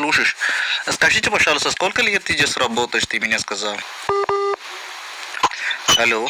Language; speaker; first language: Russian; non-native, learner; Malayalam